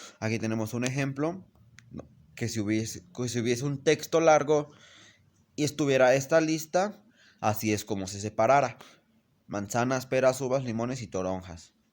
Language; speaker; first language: Spanish; native; Spanish